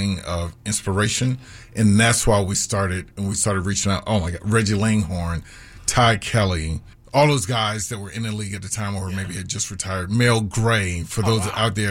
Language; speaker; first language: English; native; English